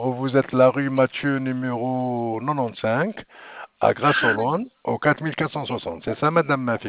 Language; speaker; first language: French; non-native, local second language; Arabic